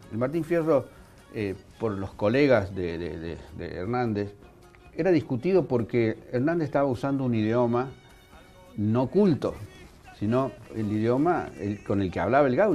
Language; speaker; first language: Spanish; native; Spanish